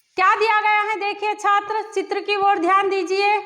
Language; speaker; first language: Hindi; non-native, local second language; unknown